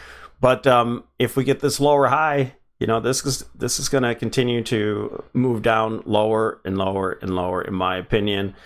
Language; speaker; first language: English; native; English